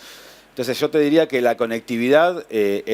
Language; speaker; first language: Spanish; native; Spanish